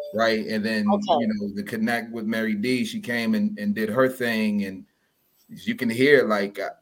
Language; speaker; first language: English; early bilingual, other home language; Yoruba